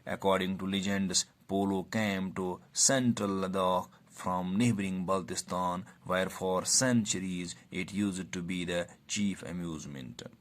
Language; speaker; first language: English; non-native, local second language; Urdu